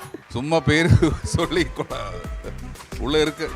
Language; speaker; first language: Tamil; non-native, learner; Malayalam